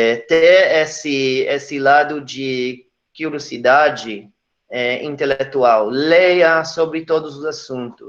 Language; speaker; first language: Portuguese; non-native, fluent; Hebrew